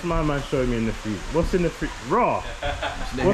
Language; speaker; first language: English; native; English